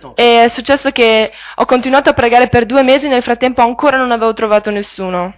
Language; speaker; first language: Italian; native; Italian